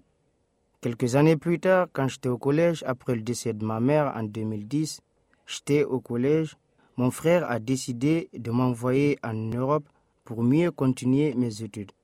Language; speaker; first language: French; non-native, local second language; Fula